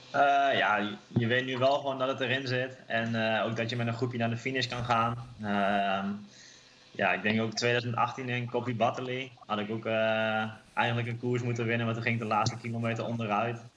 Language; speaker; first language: Dutch; native; Dutch